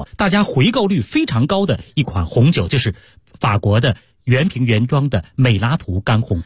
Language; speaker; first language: Chinese; native; Chinese